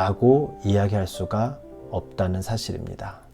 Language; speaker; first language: Korean; native; Korean